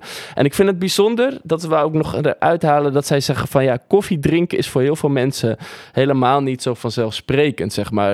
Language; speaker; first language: Dutch; native; Dutch